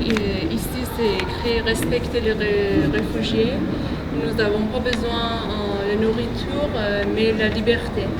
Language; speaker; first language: French; non-native, fluent; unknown